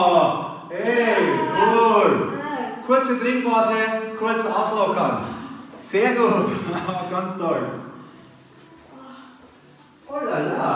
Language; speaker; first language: German; native; German